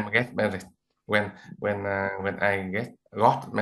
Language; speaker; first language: English; non-native, learner; Vietnamese